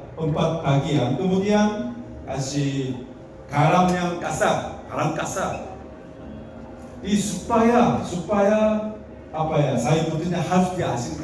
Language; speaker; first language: Indonesian; non-native, learner; Korean